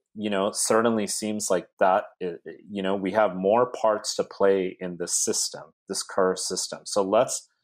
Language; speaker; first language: English; native; English